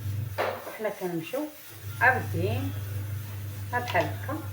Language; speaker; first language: Arabic; native; Arabic